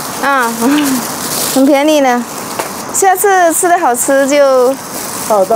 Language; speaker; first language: Chinese; non-native, fluent; Indonesian